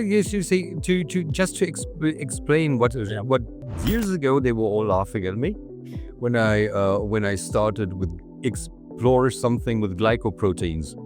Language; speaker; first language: English; non-native, fluent; German